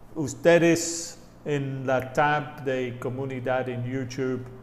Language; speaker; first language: Spanish; non-native, fluent; English